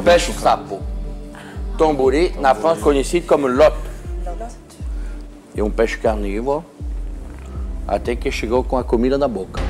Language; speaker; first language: Portuguese; non-native, fluent; French